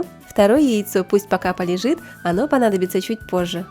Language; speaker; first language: Russian; native; Russian